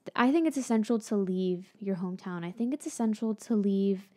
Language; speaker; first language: English; native; English